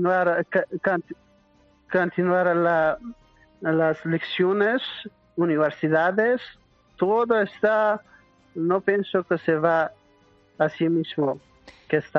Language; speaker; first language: Spanish; non-native, learner; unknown